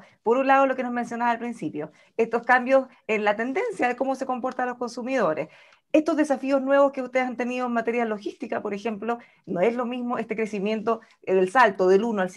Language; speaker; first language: Spanish; native; Spanish